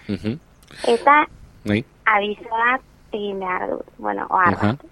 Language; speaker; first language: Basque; non-native, local second language; Spanish